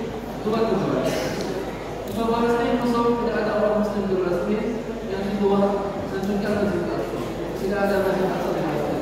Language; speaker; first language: Indonesian; non-native, learner; Arabic